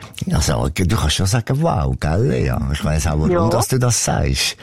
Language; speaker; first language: German; native; German